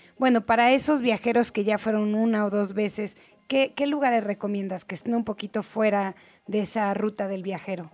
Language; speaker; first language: Spanish; native; Spanish